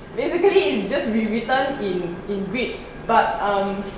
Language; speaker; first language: English; non-native, local second language; Min Nan Chinese